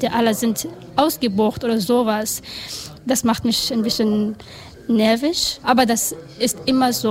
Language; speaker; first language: German; non-native, learner; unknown